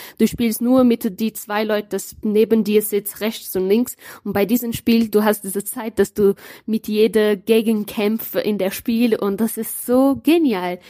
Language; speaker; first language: German; non-native, learner; Portuguese